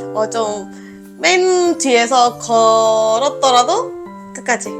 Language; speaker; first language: Korean; non-native, fluent; Burmese